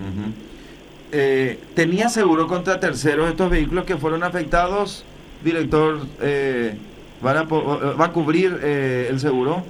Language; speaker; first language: Spanish; native; Spanish